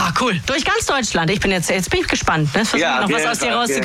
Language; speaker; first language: German; native; German